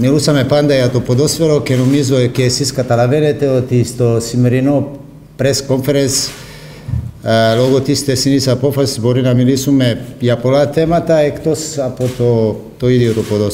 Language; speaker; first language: Greek; non-native, fluent; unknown